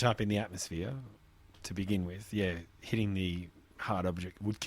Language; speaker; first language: English; native; English